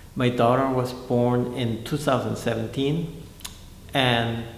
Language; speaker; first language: English; non-native, fluent; Korean